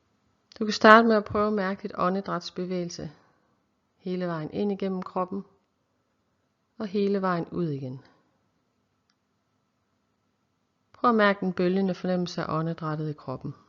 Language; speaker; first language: Danish; native; Danish